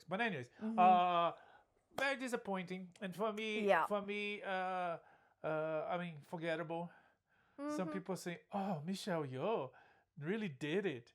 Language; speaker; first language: English; non-native, fluent; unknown